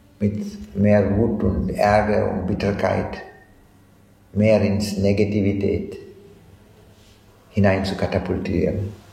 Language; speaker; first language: German; non-native, fluent; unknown